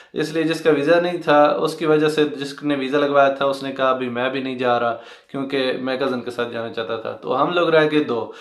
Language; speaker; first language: Hindi; non-native, local second language; Punjabi